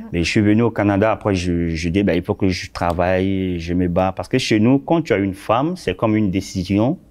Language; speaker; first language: French; non-native, local second language; Sango